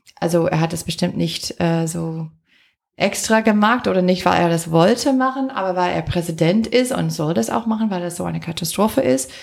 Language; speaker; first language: German; non-native, fluent; English